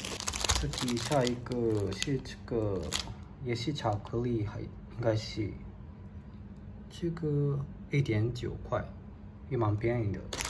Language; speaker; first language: Chinese; non-native, fluent; Japanese